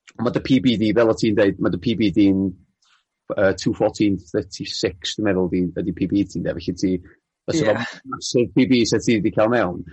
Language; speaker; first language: Welsh; native; Welsh